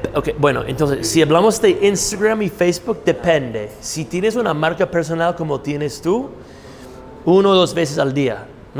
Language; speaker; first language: Spanish; non-native, fluent; English